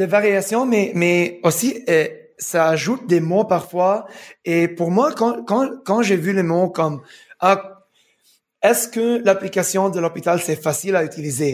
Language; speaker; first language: French; early bilingual, heritage; French